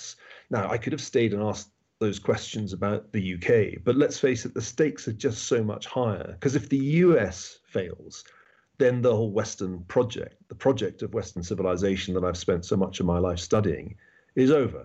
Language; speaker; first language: English; native; English